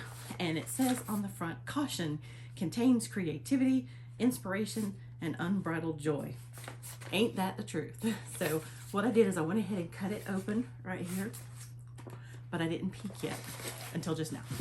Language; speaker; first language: English; native; English